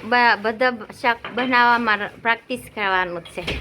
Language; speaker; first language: Gujarati; non-native, learner; Filipino